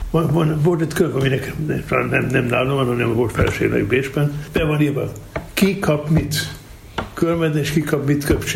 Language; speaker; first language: Hungarian; non-native, learner; German